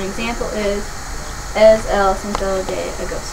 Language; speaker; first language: Spanish; non-native, learner; English